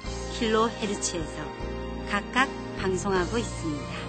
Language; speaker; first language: Korean; native; Korean